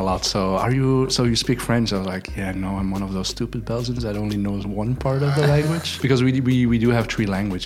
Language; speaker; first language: English; non-native, fluent; Dutch